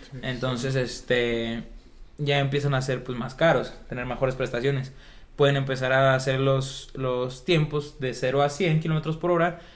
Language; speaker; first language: Spanish; native; Spanish